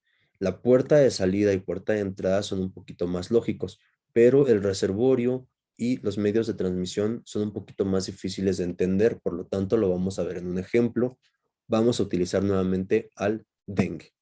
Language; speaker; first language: Spanish; native; Spanish